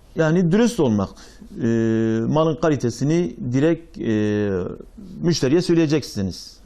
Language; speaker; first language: Turkish; native; Turkish